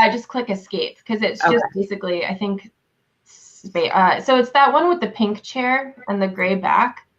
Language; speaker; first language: English; native; English